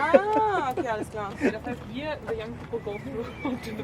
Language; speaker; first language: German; native; German